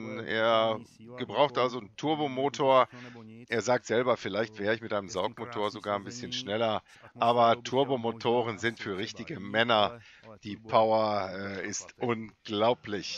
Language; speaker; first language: German; native; German